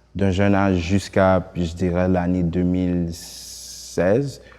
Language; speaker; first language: French; early bilingual, other home language; Haitian Creole